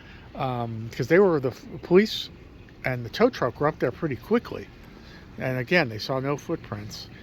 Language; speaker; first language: English; native; English